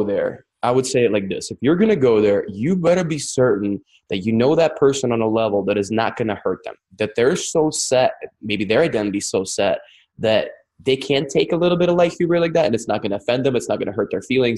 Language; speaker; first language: English; non-native, fluent; Russian